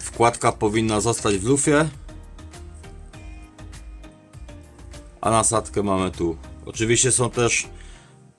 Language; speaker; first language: Polish; native; Polish